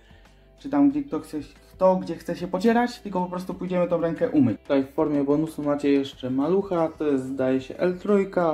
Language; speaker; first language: Polish; native; Polish